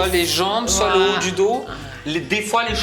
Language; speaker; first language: French; native; French